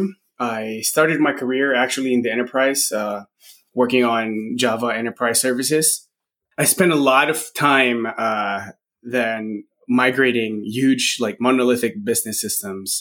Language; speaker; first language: English; non-native, local second language; Filipino